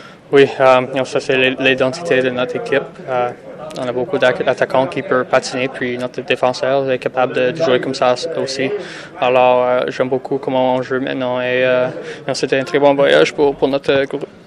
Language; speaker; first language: French; non-native, fluent; English